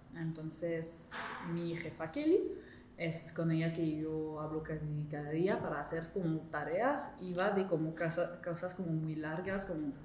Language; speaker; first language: Spanish; non-native, fluent; English